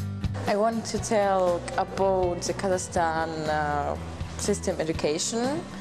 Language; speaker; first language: English; non-native, learner; German